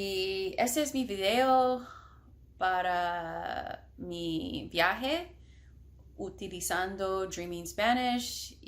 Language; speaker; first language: Spanish; non-native, learner; English